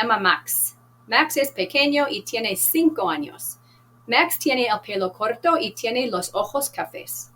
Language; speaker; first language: Spanish; non-native, fluent; English